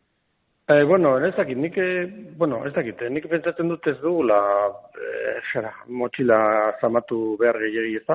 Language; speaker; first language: Basque; non-native, local second language; Spanish